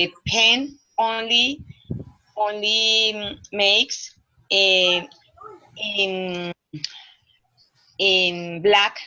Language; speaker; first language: English; non-native, learner; Spanish